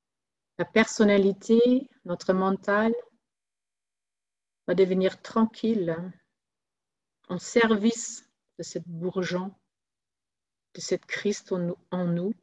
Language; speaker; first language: French; non-native, fluent; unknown